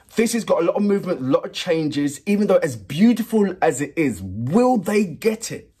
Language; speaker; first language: English; native; English